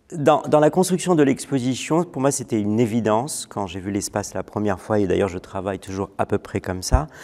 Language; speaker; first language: French; non-native, local second language; Malagasy